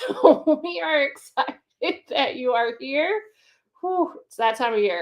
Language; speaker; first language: English; native; English